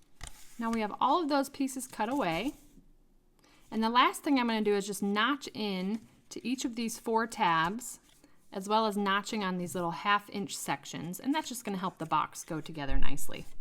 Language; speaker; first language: English; native; English